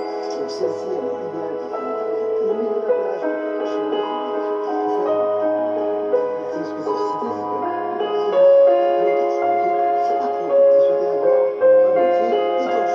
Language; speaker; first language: French; native; French